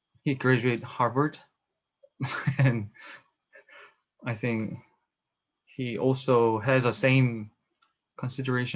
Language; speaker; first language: English; non-native, learner; Korean